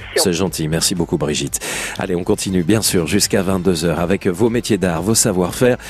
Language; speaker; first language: French; native; French